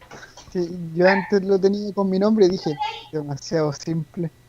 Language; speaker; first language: Spanish; native; Spanish